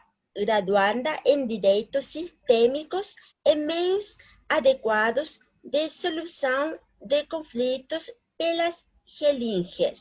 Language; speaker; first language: Portuguese; non-native, learner; Spanish